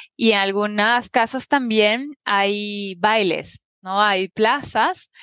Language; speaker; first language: Spanish; native; Spanish